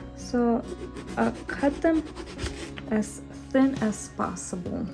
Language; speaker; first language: English; non-native, fluent; Russian